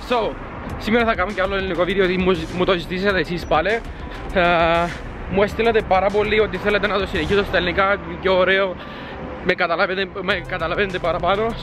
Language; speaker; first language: Greek; non-native, fluent; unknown